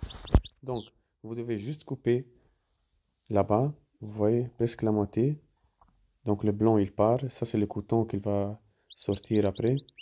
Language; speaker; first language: French; non-native, fluent; Italian